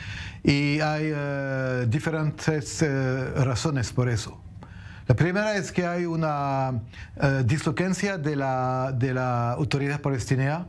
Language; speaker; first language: Spanish; non-native, fluent; French